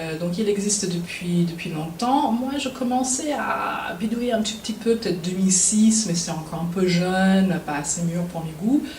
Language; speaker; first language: French; non-native, fluent; English